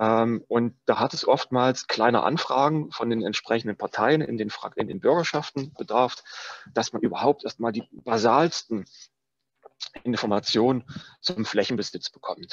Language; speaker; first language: German; native; German